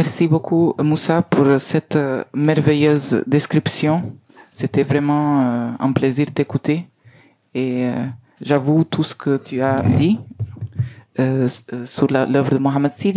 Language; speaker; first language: French; non-native, learner; Spanish